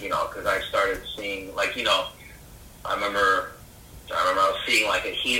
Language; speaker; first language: English; native; English